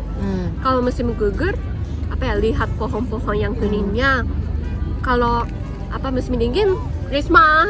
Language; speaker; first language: Indonesian; non-native, fluent; Japanese